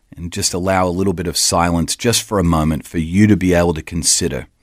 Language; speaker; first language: English; native; English